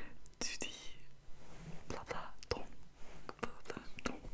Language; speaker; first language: French; non-native, learner; Russian